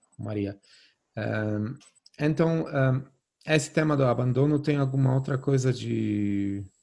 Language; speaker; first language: Portuguese; non-native, fluent; Polish